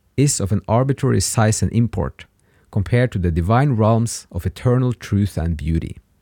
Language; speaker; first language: English; native; English